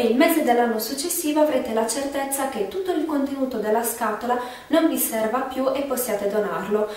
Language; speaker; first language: Italian; native; Italian